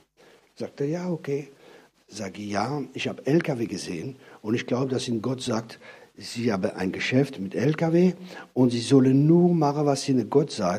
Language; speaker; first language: German; non-native, fluent; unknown